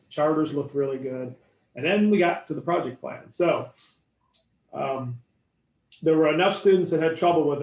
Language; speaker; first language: English; native; English